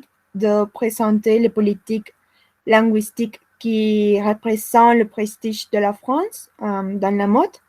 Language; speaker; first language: French; non-native, learner; Spanish